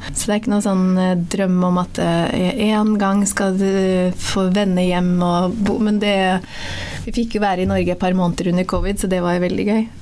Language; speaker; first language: Norwegian; early bilingual, other home language; Somali